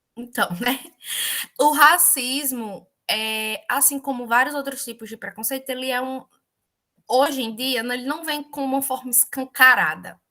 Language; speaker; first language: Portuguese; native; Portuguese